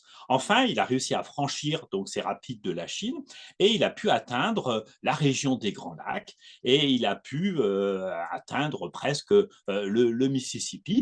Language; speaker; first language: French; native; French